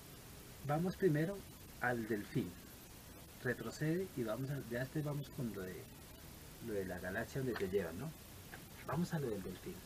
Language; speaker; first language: Spanish; native; Spanish